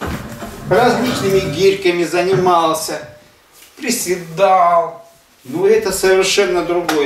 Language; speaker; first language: Russian; native; Russian